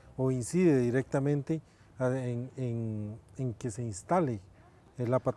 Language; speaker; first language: Spanish; native; Spanish